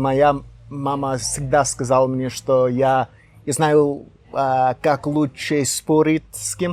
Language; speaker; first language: Russian; non-native, learner; English